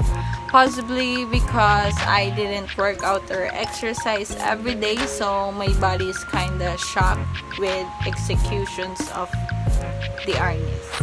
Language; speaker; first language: English; non-native, local second language; Filipino